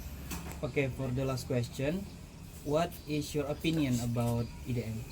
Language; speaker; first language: English; non-native, learner; Indonesian